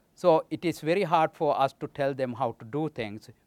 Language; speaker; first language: English; non-native, local second language; Sinhala